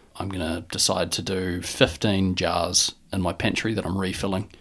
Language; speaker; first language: English; native; English